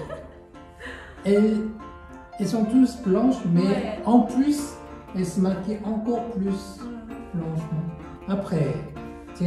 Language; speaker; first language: French; non-native, fluent; Korean